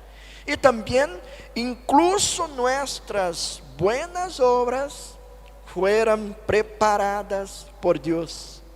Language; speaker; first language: Spanish; non-native, fluent; Portuguese